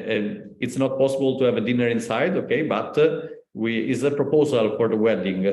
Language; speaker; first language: English; non-native, learner; Italian